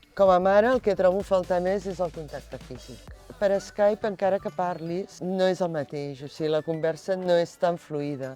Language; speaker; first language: Catalan; native; Catalan